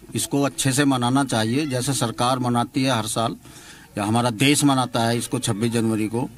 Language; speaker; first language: Hindi; native; Hindi